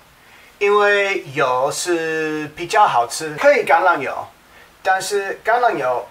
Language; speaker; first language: Chinese; non-native, learner; English